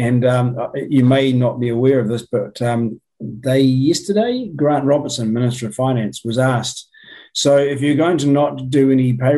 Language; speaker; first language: English; native; English